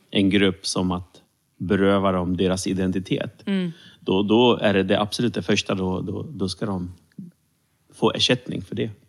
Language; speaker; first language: Swedish; early bilingual, other home language; Romany